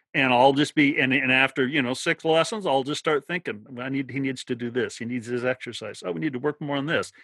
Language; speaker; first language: English; native; English